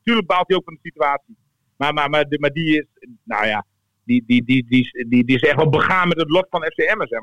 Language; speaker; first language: Dutch; native; Dutch